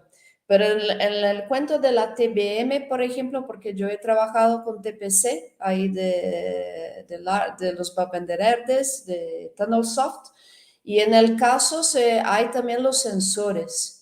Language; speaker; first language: Spanish; non-native, fluent; Portuguese